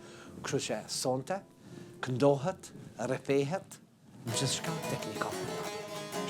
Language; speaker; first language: Albanian; native; Albanian